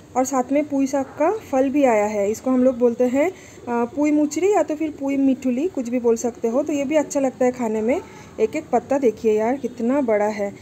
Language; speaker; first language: Hindi; non-native, local second language; Bangla